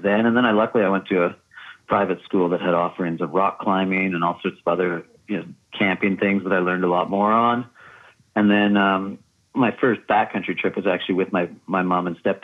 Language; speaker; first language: English; native; English